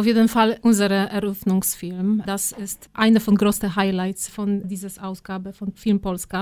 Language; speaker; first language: German; non-native, fluent; Polish